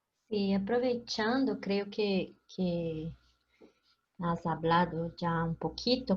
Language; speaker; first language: Spanish; non-native, fluent; Portuguese